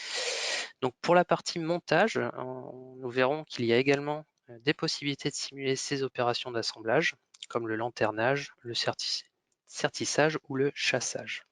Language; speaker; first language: French; native; French